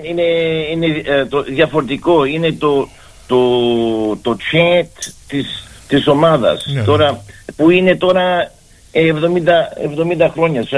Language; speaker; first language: Greek; early bilingual, heritage; Greek